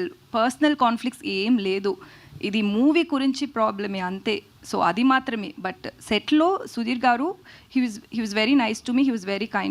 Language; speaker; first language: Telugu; non-native, learner; Tamil